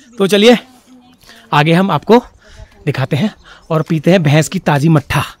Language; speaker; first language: Hindi; native; Hindi